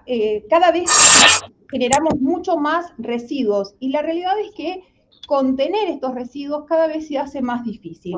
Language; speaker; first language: Spanish; native; Spanish